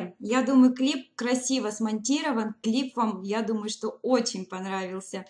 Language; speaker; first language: Russian; native; Russian